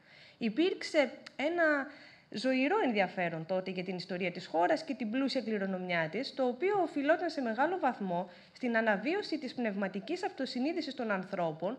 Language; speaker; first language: Greek; native; Greek